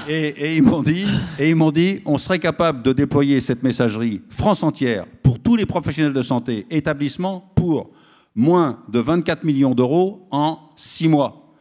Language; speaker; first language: French; native; French